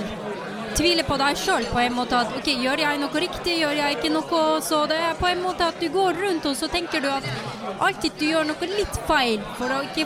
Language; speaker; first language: Norwegian; non-native, fluent; Turkish